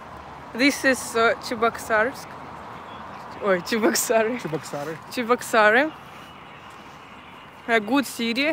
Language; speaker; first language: English; non-native, learner; Russian